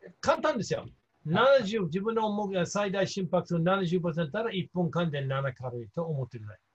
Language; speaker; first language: Japanese; non-native, fluent; English